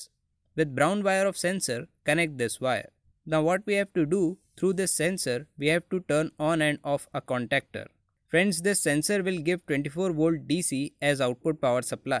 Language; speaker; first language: English; non-native, local second language; Hindi